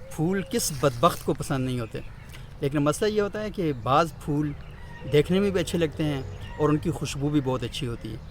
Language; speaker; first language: Urdu; non-native, local second language; Northern Hindko